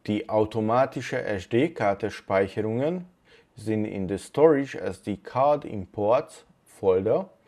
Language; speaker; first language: German; non-native, fluent; Hungarian